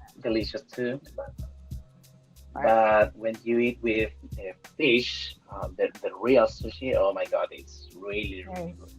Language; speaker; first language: English; non-native, fluent; Spanish